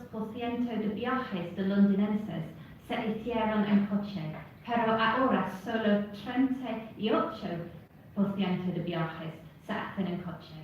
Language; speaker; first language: Spanish; non-native, fluent; English